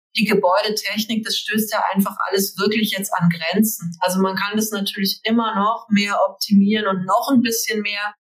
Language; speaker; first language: German; native; German